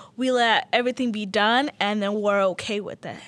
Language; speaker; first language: English; early bilingual, other home language; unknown